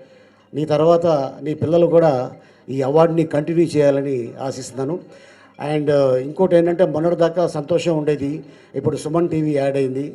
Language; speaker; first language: Telugu; native; Telugu